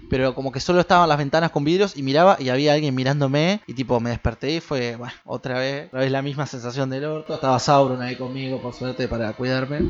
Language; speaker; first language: Spanish; native; Spanish